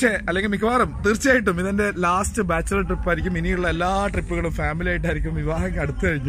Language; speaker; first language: Malayalam; native; Malayalam